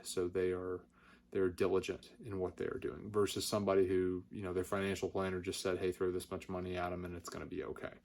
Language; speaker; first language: English; native; English